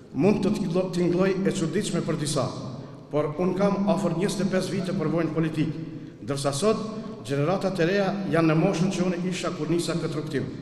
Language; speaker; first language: Albanian; non-native, local second language; Romany